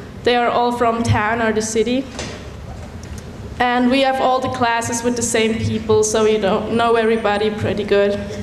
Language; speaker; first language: English; non-native, fluent; Swiss German